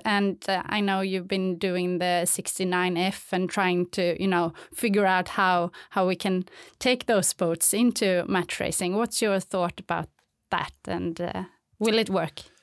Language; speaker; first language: English; non-native, fluent; Swedish